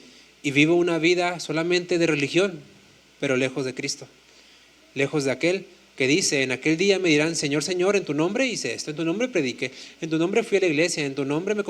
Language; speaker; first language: Spanish; native; Spanish